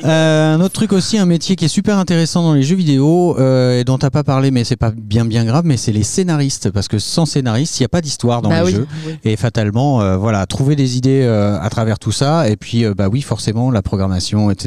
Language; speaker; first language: French; native; French